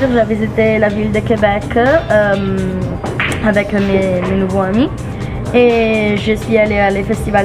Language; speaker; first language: French; non-native, learner; English